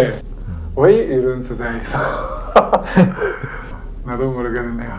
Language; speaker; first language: Korean; non-native, learner; Chinese